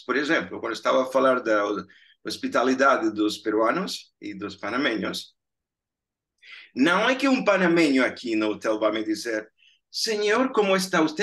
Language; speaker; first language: Portuguese; non-native, fluent; Spanish